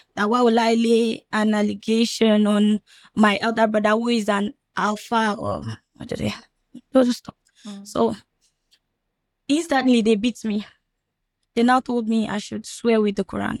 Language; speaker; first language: English; non-native, local second language; Fula